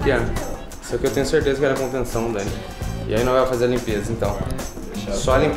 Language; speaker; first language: Portuguese; native; Portuguese